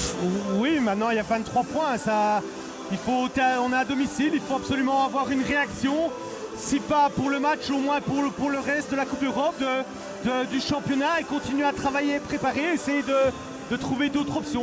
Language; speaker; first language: French; native; French